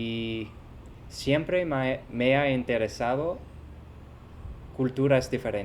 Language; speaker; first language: Spanish; non-native, fluent; English